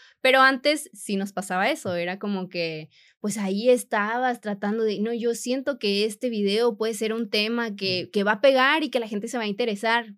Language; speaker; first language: Spanish; native; Spanish